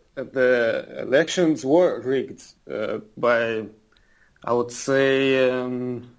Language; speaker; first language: English; non-native, fluent; Russian